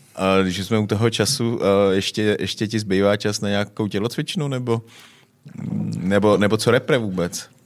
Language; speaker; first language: Czech; native; Czech